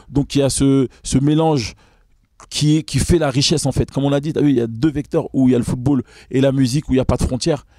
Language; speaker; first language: French; early bilingual, other home language; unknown